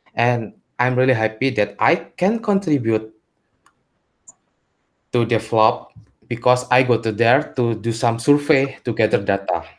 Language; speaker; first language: English; non-native, learner; Indonesian